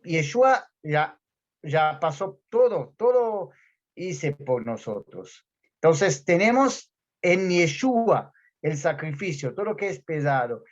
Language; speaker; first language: Spanish; non-native, fluent; Portuguese